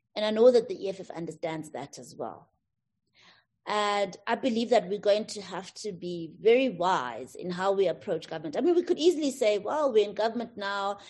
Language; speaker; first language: English; non-native, local second language; Tswana